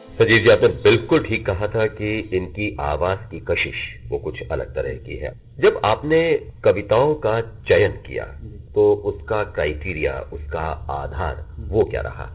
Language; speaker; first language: Hindi; native; Hindi